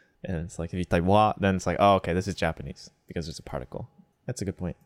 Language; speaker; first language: English; native; English